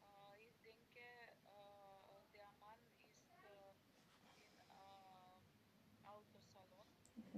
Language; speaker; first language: German; non-native, learner; Macedonian